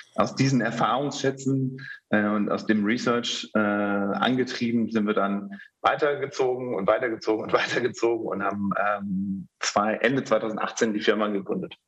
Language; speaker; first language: German; native; German